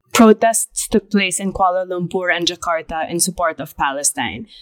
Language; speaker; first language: English; non-native, local second language; Filipino